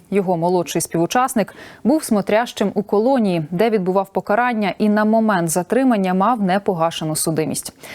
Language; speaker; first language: Ukrainian; native; Ukrainian